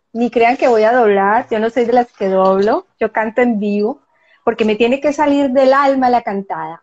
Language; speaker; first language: Spanish; native; Spanish